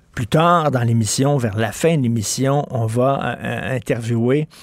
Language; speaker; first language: French; native; French